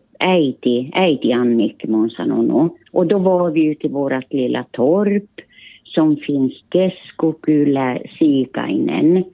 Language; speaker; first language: Swedish; early bilingual, other home language; Finnish